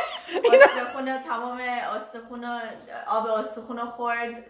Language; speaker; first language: Persian; non-native, learner; English